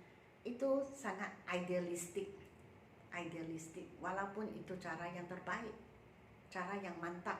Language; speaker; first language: Malay; non-native, local second language; Chinese